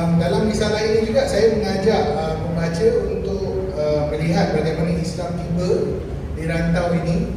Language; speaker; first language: Malay; native; Malay